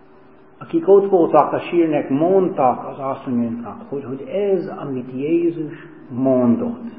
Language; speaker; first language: Hungarian; non-native, fluent; English